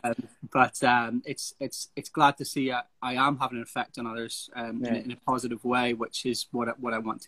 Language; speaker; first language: English; native; English